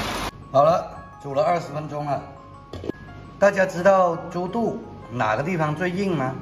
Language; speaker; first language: Chinese; native; Chinese